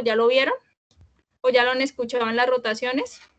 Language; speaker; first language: Spanish; native; Spanish